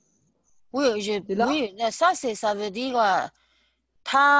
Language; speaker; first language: French; non-native, learner; Chinese